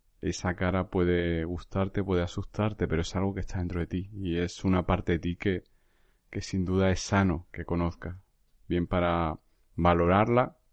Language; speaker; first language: Spanish; native; Spanish